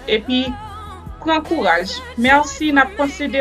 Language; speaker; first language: Haitian Creole; early bilingual, heritage; Haitian Creole